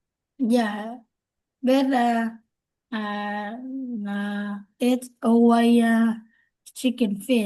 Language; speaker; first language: English; non-native, learner; Vietnamese